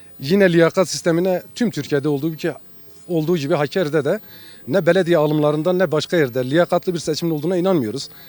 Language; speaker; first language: Turkish; non-native, local second language; Kurdish